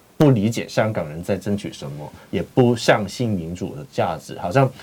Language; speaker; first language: Chinese; non-native, fluent; Cantonese